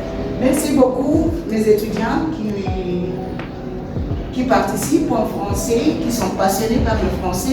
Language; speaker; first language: French; non-native, fluent; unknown